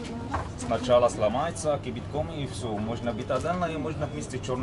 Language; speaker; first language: Russian; non-native, learner; Arabic